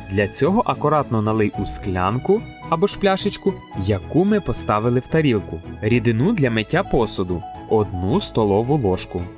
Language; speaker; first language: Ukrainian; native; Ukrainian